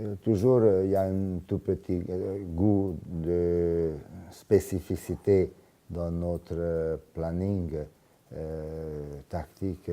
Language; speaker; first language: French; non-native, fluent; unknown